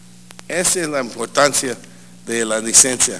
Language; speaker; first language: Spanish; early bilingual, heritage; English